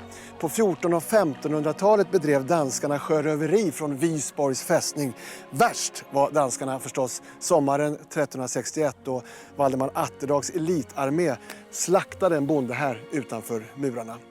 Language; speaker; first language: Swedish; native; Swedish